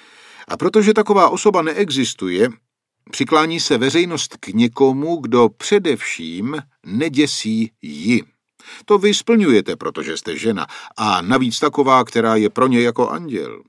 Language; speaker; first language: Czech; native; Czech